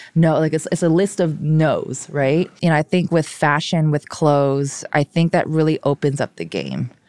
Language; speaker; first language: English; early bilingual, other home language; Korean